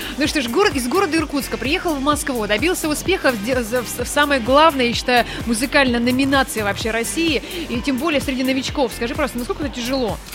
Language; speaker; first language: Russian; native; Russian